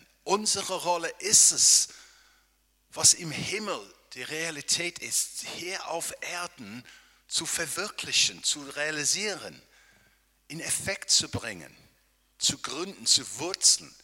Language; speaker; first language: German; non-native, fluent; English